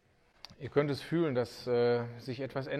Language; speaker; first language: German; native; German